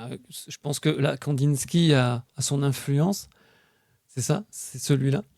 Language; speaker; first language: French; native; French